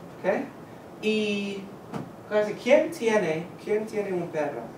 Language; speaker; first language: Spanish; non-native, fluent; English